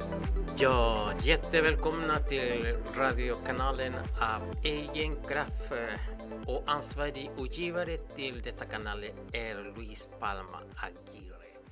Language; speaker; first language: Swedish; non-native, fluent; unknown